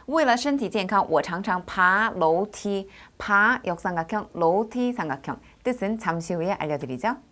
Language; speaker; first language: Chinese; non-native, fluent; Korean